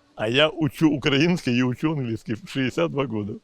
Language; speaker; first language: Russian; native; Russian